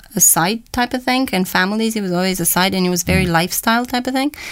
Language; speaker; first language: English; non-native, fluent; Romanian